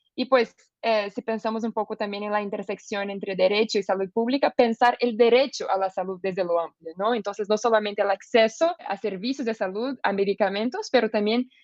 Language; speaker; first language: Spanish; non-native, fluent; Portuguese